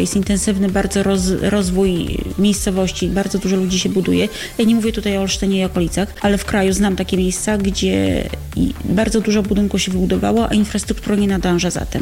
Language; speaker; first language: Polish; native; Polish